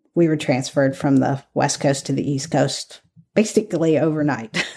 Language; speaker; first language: English; native; English